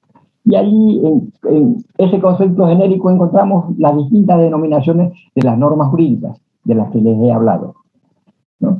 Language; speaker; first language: Spanish; native; Spanish